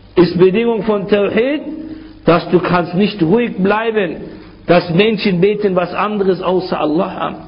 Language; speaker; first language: German; non-native, fluent; Arabic